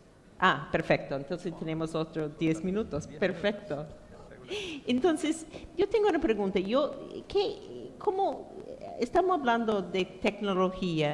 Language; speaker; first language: Spanish; non-native, fluent; English